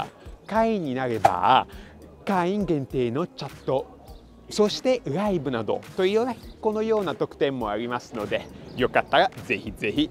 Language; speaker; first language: Japanese; non-native, fluent; Italian